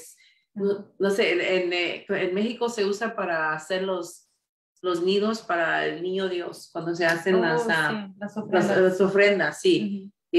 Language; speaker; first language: Spanish; early bilingual, heritage; Spanish